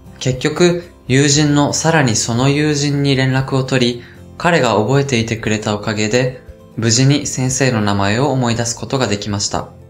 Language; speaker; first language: Japanese; native; Japanese